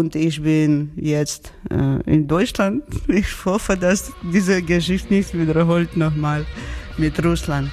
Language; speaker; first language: German; non-native, learner; Georgian